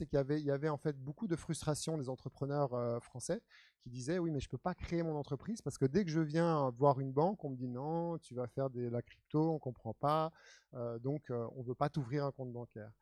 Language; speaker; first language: French; native; French